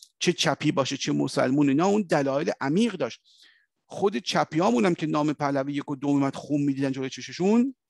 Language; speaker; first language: Persian; native; Persian